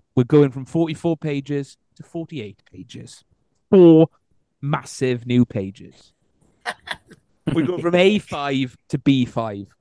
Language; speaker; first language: English; native; English